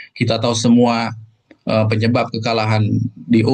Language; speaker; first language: Indonesian; native; Indonesian